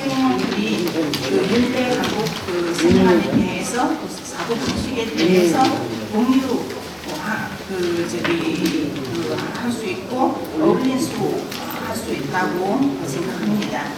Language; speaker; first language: Korean; non-native, fluent; Vietnamese